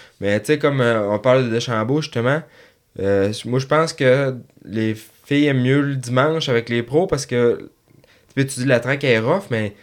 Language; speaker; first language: French; native; French